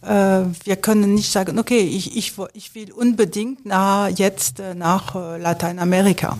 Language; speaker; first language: German; non-native, fluent; French